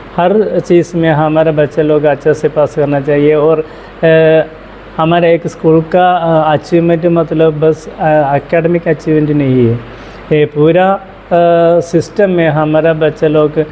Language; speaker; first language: Hindi; non-native, local second language; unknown